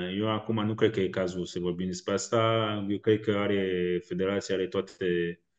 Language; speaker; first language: Romanian; non-native, fluent; French